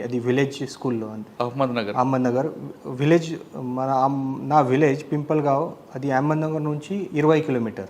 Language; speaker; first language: Telugu; non-native, learner; Marathi